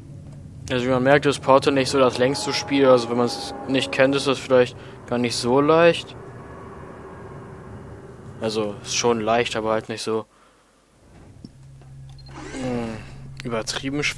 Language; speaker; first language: German; native; German